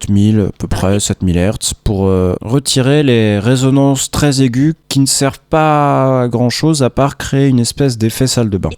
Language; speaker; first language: French; native; French